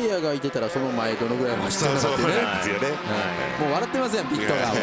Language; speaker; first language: Japanese; native; Japanese